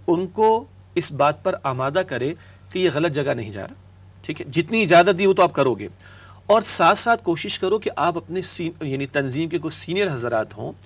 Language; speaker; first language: Urdu; native; Urdu